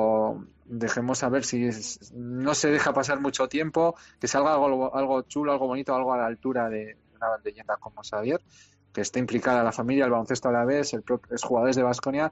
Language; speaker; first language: Spanish; native; Spanish